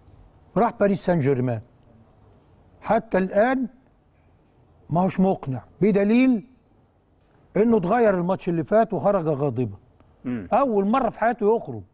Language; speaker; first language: Arabic; native; Arabic